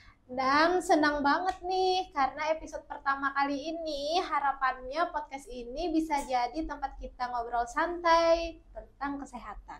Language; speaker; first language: Indonesian; native; Indonesian